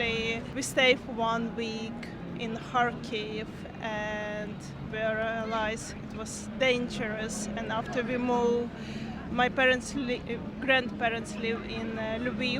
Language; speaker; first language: English; non-native, learner; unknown